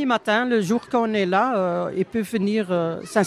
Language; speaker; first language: French; non-native, fluent; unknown